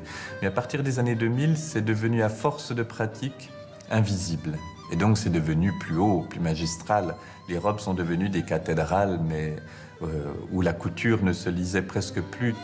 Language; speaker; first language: French; native; French